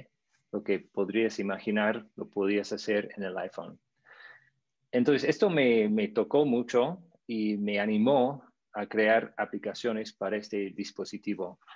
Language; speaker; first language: Spanish; non-native, fluent; English